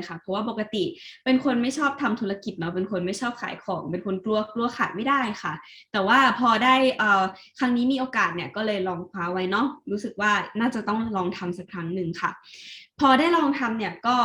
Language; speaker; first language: Thai; native; Thai